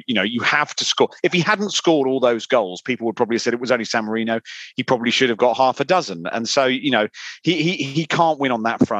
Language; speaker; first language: English; native; English